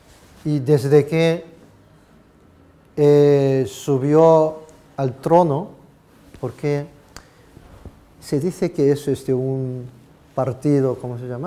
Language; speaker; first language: Spanish; non-native, fluent; Japanese